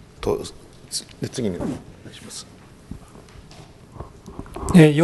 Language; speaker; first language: Japanese; native; Japanese